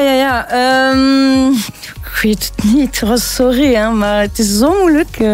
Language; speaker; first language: Dutch; non-native, local second language; French